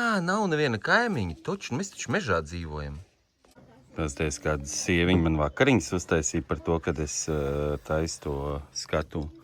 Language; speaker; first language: Latvian; native; Latvian